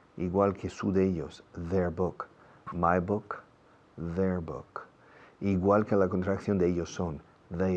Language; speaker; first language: Spanish; non-native, fluent; English